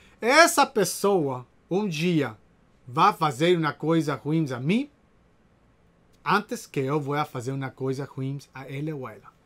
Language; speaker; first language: Portuguese; non-native, learner; Spanish